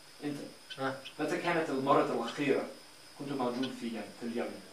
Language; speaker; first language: Arabic; non-native, fluent; English